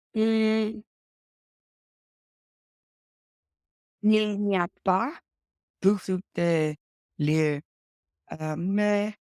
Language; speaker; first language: French; non-native, learner; English